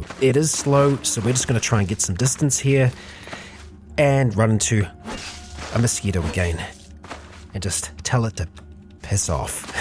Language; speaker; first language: English; native; English